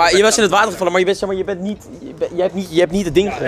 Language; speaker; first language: Dutch; native; Dutch